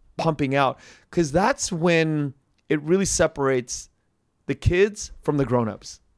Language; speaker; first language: English; native; English